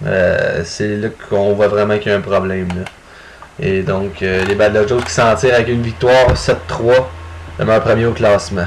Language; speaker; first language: French; native; French